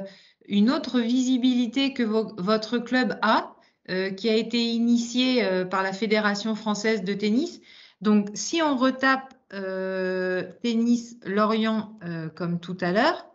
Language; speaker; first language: French; native; French